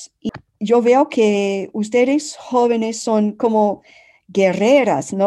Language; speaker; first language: Spanish; non-native, fluent; English